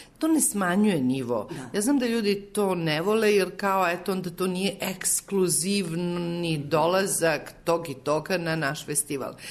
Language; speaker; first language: Serbian; native; Serbian